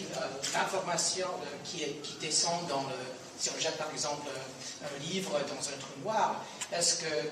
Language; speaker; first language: French; non-native, fluent; English